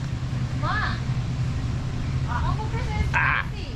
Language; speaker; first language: English; native; English